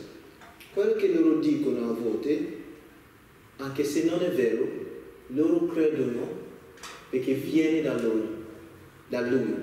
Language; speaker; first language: Italian; non-native, learner; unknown